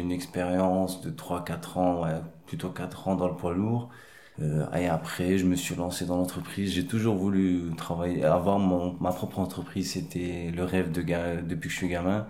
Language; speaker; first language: French; early bilingual, other home language; Arabic